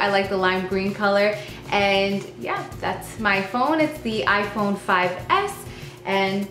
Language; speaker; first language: English; native; English